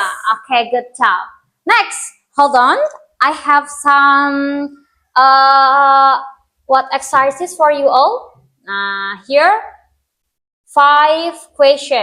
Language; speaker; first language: English; non-native, learner; Indonesian